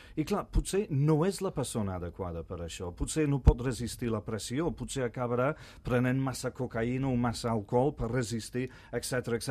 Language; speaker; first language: Catalan; non-native, fluent; English